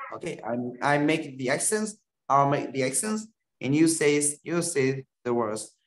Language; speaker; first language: English; non-native, fluent; Vietnamese